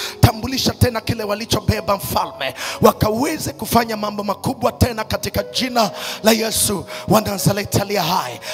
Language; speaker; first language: Swahili; native; Swahili